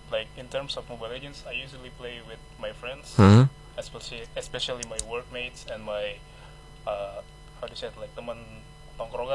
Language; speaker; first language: English; non-native, fluent; Indonesian